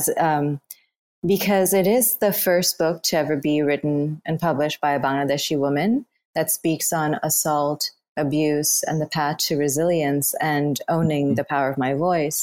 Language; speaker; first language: English; non-native, local second language; Bangla